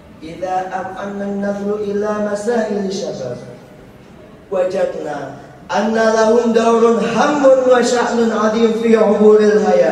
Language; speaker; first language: Arabic; non-native, learner; Indonesian